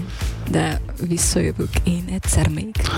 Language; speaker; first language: Hungarian; non-native, learner; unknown